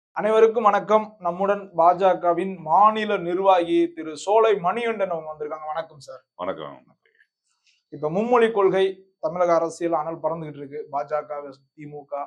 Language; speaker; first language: Tamil; native; Tamil